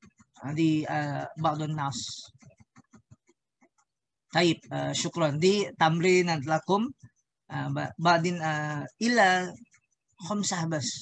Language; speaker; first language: Arabic; non-native, learner; Indonesian